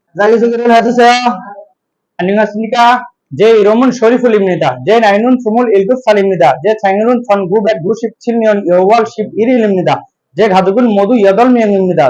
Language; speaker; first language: Korean; non-native, learner; Bangla